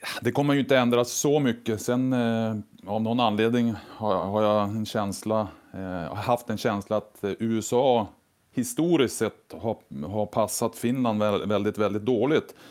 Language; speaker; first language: Swedish; native; Swedish